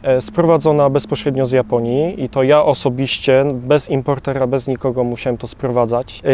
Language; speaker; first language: Polish; early bilingual, heritage; Polish